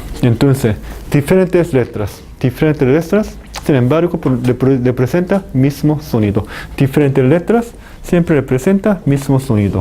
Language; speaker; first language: Spanish; non-native, fluent; Korean